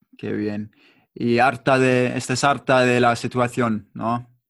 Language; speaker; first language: Spanish; non-native, learner; English